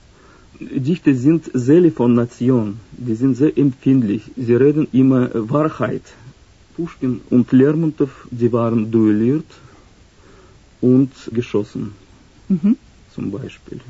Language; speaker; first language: German; non-native, learner; Russian